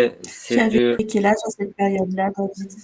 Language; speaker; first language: French; native; French